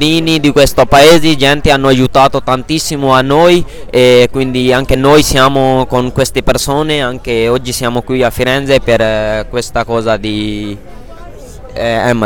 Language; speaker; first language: Italian; non-native, learner; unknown